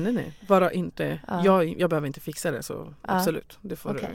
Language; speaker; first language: Swedish; non-native, fluent; Persian